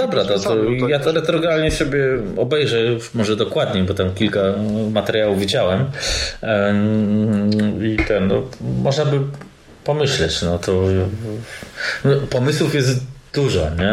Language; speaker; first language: Polish; native; Polish